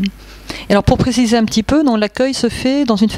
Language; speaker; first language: French; native; French